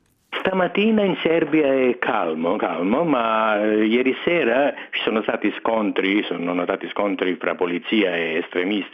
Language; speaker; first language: Italian; non-native, fluent; Serbian